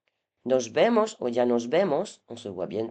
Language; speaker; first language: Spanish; non-native, fluent; French